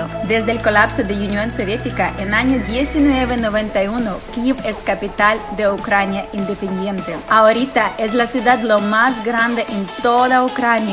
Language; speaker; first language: Spanish; non-native, fluent; Ukrainian